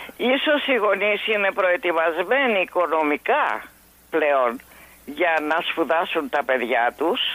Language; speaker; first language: Greek; native; Greek